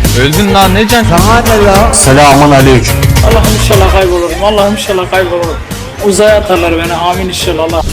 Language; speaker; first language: Turkish; native; Turkish